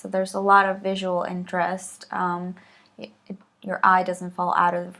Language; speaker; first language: English; native; English